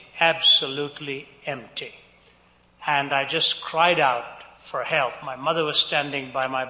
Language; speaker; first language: English; non-native, local second language; Hindi